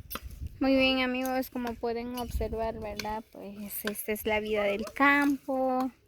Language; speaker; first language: Spanish; native; Spanish